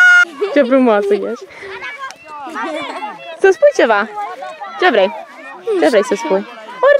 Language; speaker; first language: Romanian; early bilingual, heritage; Romanian